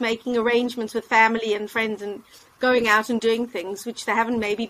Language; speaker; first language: English; native; English